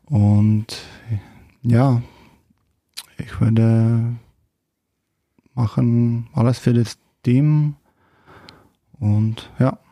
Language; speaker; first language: German; non-native, learner; Czech